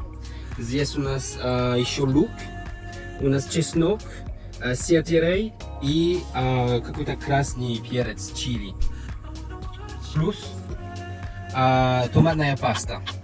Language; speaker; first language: Russian; non-native, learner; French